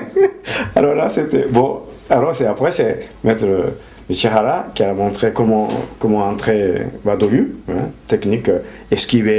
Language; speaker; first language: French; non-native, fluent; Japanese